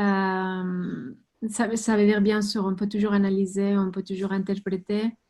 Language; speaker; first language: French; non-native, fluent; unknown